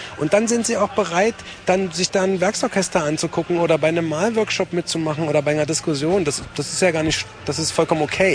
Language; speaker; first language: German; native; German